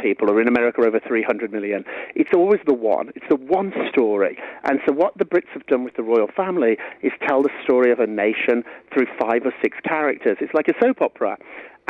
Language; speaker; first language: English; native; English